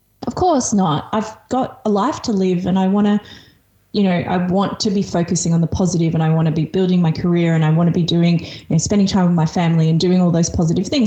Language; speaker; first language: English; early bilingual, other home language; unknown